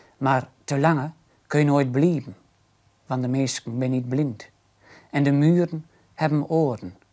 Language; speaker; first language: Dutch; native; Dutch